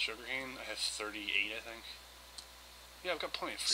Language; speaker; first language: English; native; English